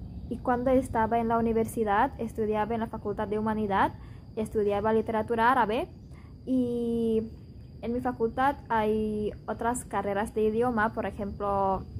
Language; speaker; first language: Spanish; non-native, fluent; Indonesian